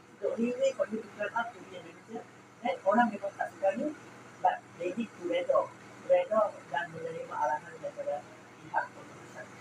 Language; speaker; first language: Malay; non-native, local second language; Chinese